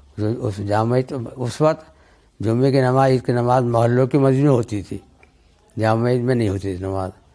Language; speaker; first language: Urdu; native; Urdu